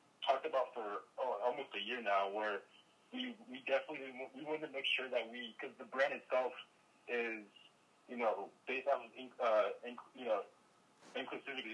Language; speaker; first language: English; non-native, local second language; Igbo